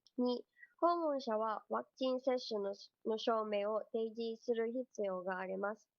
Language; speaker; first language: Japanese; non-native, learner; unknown